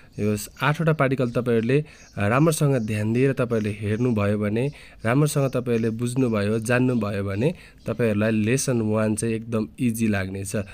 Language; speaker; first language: Nepali; native; Nepali